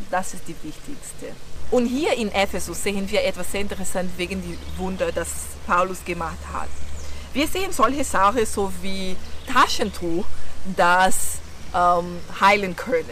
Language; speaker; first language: German; non-native, fluent; Portuguese